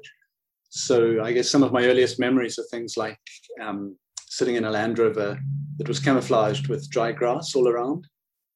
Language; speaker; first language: English; native; English